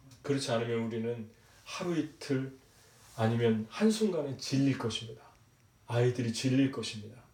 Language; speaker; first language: Korean; native; Korean